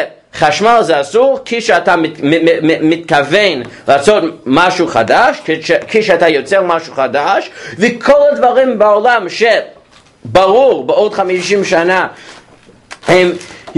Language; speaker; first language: Hebrew; non-native, fluent; English